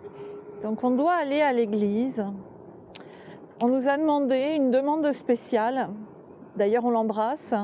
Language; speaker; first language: French; native; French